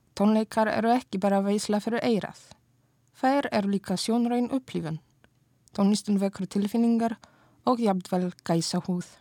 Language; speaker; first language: Icelandic; non-native, fluent; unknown